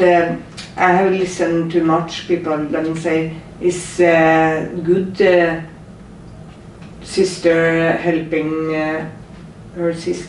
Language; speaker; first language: English; non-native, learner; Norwegian